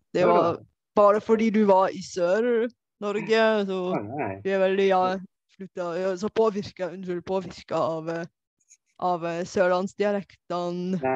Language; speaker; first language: Norwegian; non-native, fluent; Bulgarian